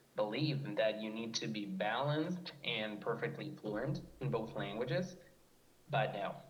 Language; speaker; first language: English; non-native, fluent; Spanish